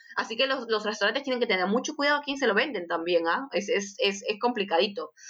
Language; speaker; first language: Spanish; native; Spanish